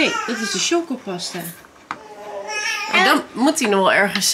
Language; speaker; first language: Dutch; native; Dutch